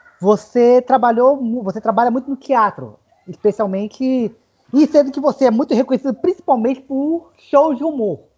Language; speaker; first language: Portuguese; native; Portuguese